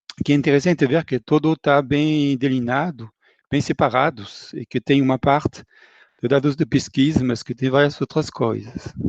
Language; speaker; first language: Portuguese; non-native, fluent; French